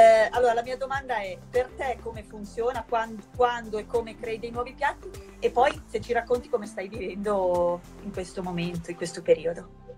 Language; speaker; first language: Italian; native; Italian